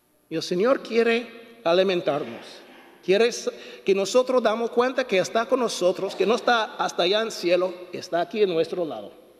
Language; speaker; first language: Spanish; non-native, fluent; English